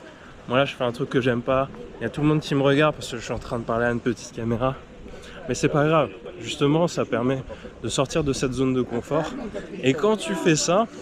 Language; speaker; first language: French; native; French